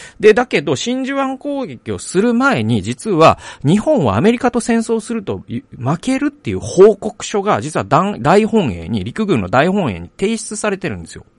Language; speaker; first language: Japanese; native; Japanese